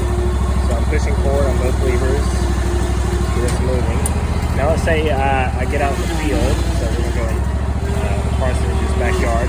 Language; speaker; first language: English; native; English